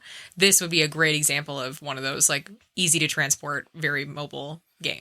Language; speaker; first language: English; native; English